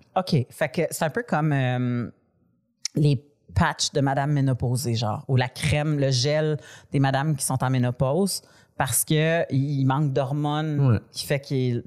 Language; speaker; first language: French; native; French